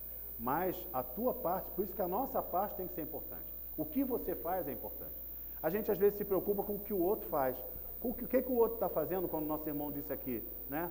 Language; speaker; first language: Portuguese; native; Portuguese